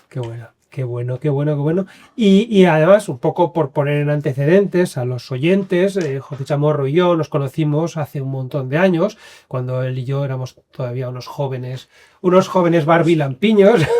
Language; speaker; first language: Spanish; native; Spanish